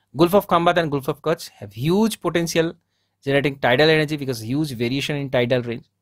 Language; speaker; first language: English; non-native, local second language; Bangla